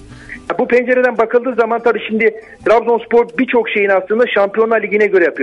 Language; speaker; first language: Turkish; native; Turkish